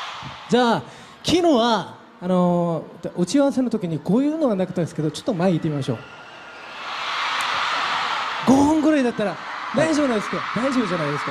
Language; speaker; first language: Japanese; non-native, fluent; Korean